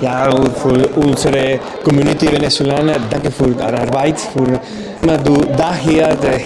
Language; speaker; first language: German; non-native, learner; Spanish